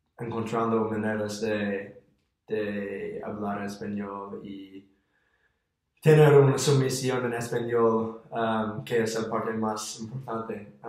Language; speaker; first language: Spanish; non-native, fluent; English